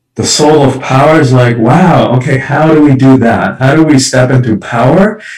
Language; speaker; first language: English; early bilingual, other home language; Spanish